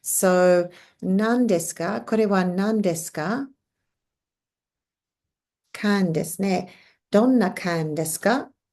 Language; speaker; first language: Japanese; non-native, fluent; English